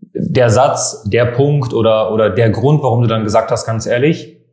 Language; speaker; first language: German; native; German